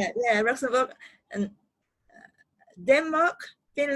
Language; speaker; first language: English; non-native, learner; Japanese